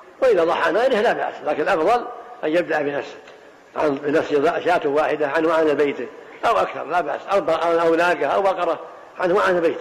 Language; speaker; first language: Arabic; native; Arabic